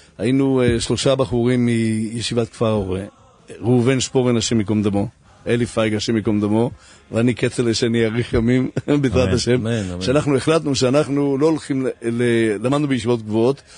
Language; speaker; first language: Hebrew; native; Hebrew